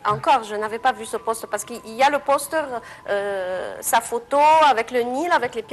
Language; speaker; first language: French; non-native, fluent; Arabic